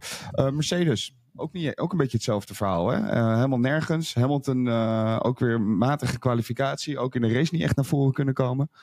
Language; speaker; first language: Dutch; native; Dutch